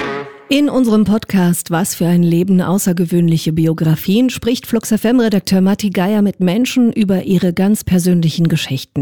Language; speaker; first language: German; native; German